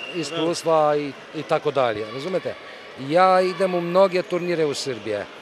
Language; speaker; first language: Serbian; non-native, learner; Romanian